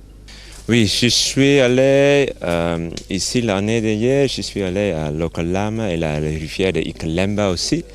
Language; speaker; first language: French; non-native, learner; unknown